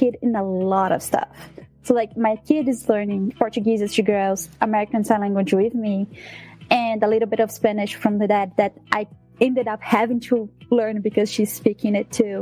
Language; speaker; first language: English; non-native, fluent; Portuguese